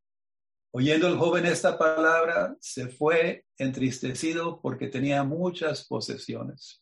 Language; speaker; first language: Spanish; native; Spanish